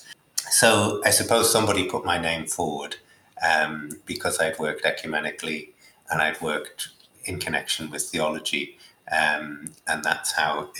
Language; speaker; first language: English; native; English